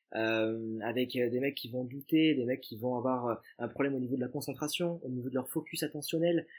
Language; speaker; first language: French; native; French